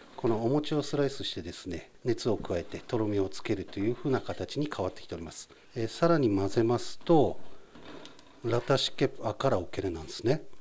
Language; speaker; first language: Japanese; native; Japanese